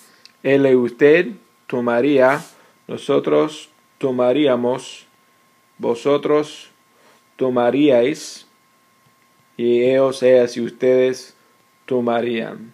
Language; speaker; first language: Spanish; non-native, fluent; English